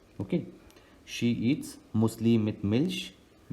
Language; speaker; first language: German; non-native, learner; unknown